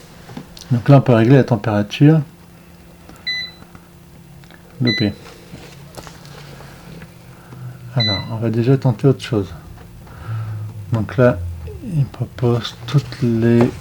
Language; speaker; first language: French; native; French